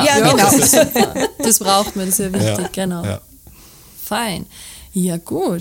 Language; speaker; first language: German; native; German